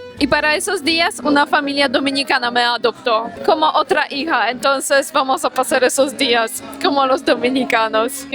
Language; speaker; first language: Spanish; non-native, fluent; Polish